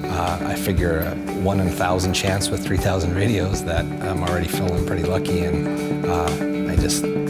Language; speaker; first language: English; native; English